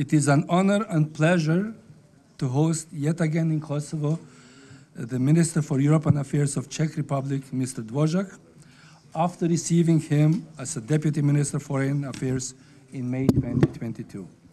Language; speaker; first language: English; non-native, fluent; Albanian